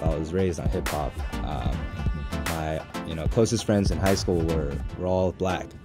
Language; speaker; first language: English; early bilingual, other home language; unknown